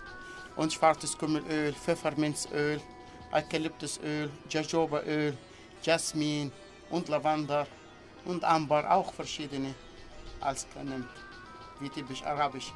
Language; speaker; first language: German; non-native, learner; Arabic